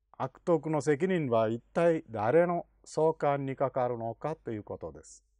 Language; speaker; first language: Japanese; non-native, fluent; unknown